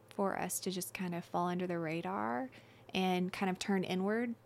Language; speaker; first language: English; native; English